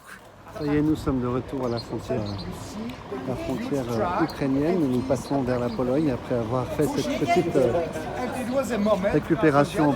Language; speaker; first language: French; native; French